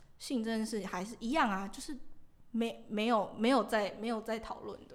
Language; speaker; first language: Chinese; native; Chinese